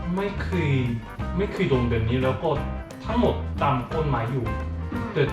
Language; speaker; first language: Thai; non-native, learner; Korean